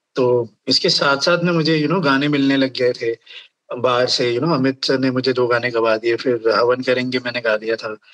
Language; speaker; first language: Hindi; native; Hindi